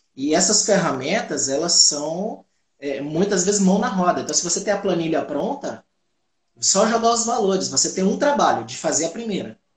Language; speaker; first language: Portuguese; native; Portuguese